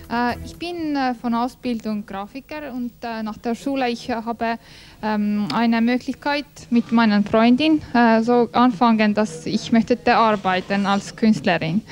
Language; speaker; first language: German; non-native, learner; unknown